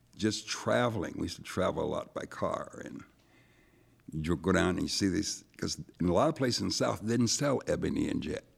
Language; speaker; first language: English; native; English